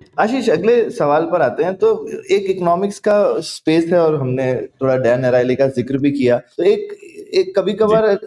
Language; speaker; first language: Hindi; native; Hindi